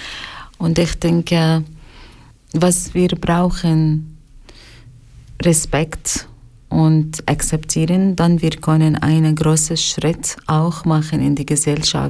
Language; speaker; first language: German; non-native, learner; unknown